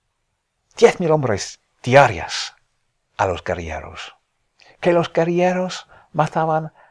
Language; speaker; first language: Spanish; non-native, fluent; English